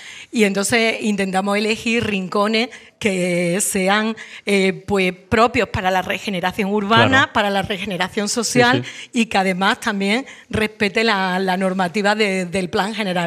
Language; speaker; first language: Spanish; native; Spanish